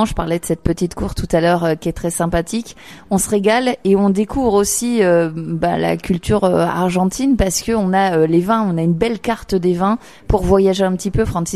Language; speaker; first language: French; native; French